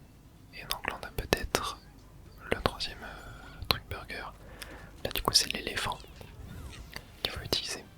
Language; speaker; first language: French; native; French